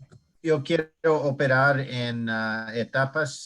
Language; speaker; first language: Spanish; non-native, learner; English